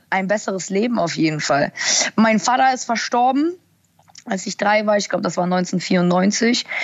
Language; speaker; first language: German; early bilingual, other home language; Russian